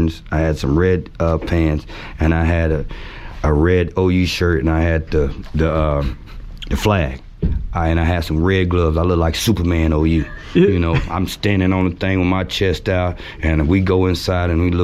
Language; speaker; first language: English; native; English